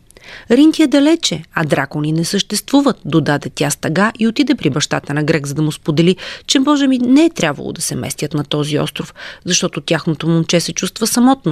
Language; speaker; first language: Bulgarian; native; Bulgarian